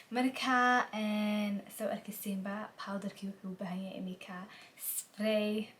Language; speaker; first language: Somali; early bilingual, heritage; Somali